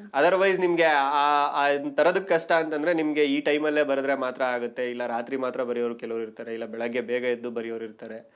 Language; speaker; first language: Kannada; native; Kannada